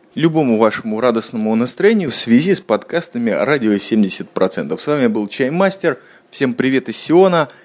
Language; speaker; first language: Russian; native; Russian